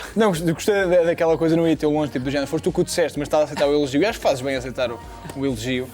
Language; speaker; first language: Portuguese; native; Portuguese